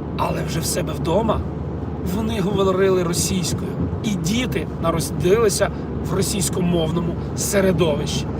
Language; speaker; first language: Ukrainian; non-native, local second language; Russian